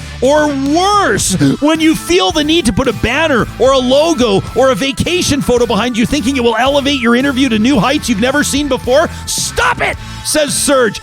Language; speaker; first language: English; native; English